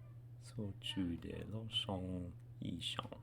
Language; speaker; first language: Chinese; non-native, learner; English